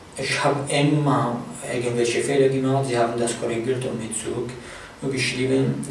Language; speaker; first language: German; non-native, fluent; Kurdish